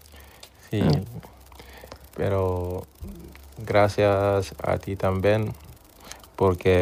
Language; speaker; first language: Spanish; non-native, learner; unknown